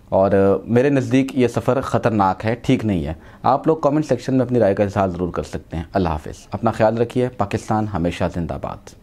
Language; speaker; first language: Urdu; non-native, local second language; Punjabi